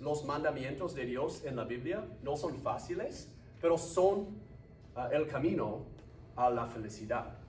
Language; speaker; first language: Spanish; non-native, fluent; English